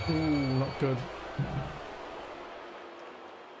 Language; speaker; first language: English; native; English